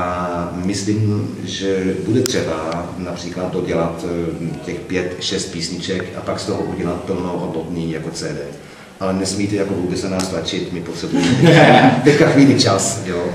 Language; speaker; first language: Czech; non-native, fluent; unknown